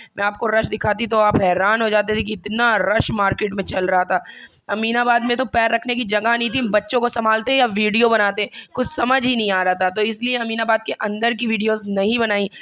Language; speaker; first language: Hindi; native; Hindi